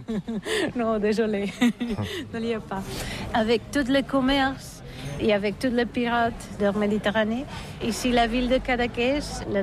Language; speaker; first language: French; non-native, learner; Catalan